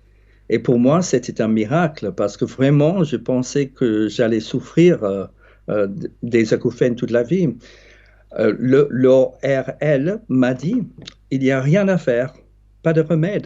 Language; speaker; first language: French; non-native, fluent; English